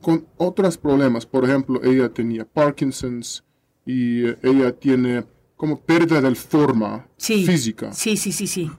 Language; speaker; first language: Spanish; non-native, learner; Russian